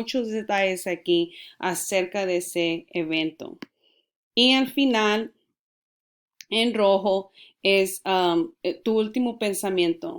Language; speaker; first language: Spanish; early bilingual, heritage; Spanish